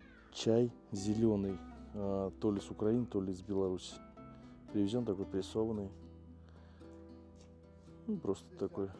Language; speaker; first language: Russian; native; Russian